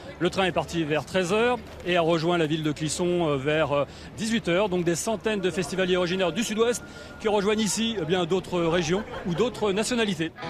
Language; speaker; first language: French; native; French